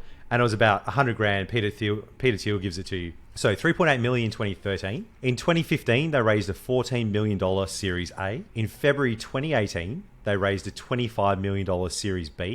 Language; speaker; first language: English; native; English